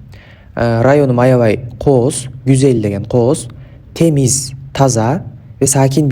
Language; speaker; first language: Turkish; non-native, fluent; Kyrgyz